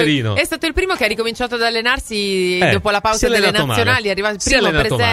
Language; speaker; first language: Italian; native; Italian